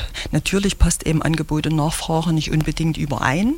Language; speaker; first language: German; native; German